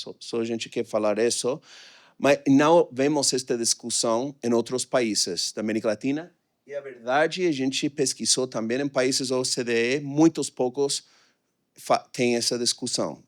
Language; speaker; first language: Portuguese; non-native, fluent; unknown